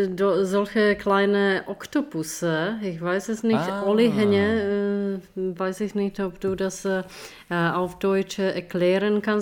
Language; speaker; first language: German; non-native, fluent; Czech